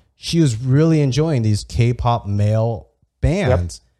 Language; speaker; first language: English; native; English